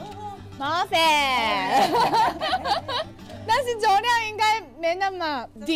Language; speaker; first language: Chinese; non-native, fluent; Japanese